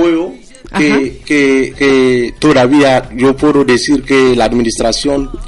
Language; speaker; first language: Spanish; non-native, fluent; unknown